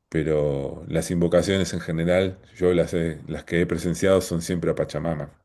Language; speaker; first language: Spanish; native; Spanish